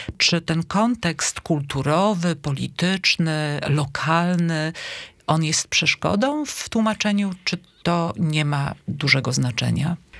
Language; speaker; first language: Polish; native; Polish